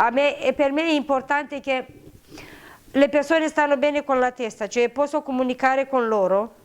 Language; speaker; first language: Italian; non-native, fluent; Romanian